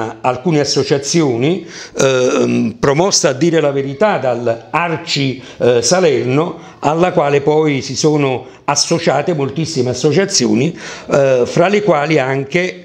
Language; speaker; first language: Italian; native; Italian